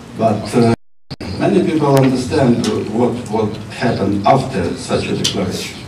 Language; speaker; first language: English; non-native, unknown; Ukrainian